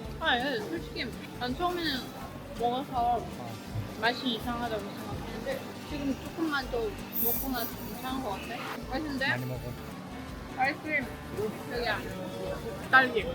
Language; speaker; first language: Korean; non-native, fluent; Russian